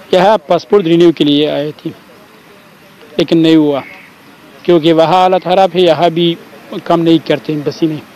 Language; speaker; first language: Hindi; non-native, learner; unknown